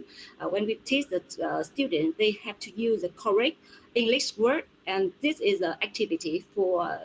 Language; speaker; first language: English; non-native, fluent; Vietnamese